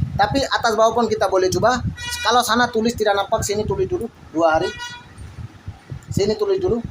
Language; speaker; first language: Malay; non-native, fluent; Bangla